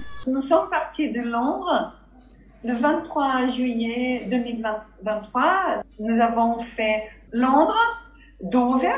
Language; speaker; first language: French; non-native, fluent; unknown